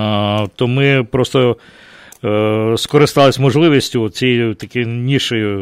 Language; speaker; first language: Ukrainian; native; Ukrainian